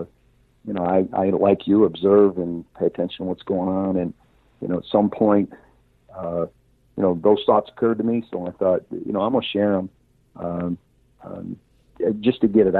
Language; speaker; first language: English; native; English